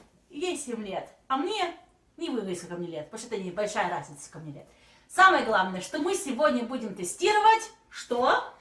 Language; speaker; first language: Russian; native; Russian